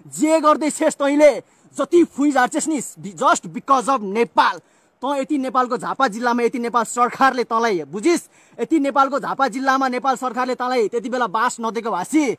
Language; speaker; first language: Nepali; native; Nepali